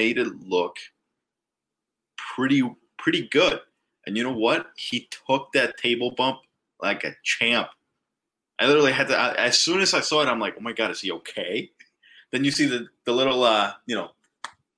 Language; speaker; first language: English; non-native, fluent; Spanish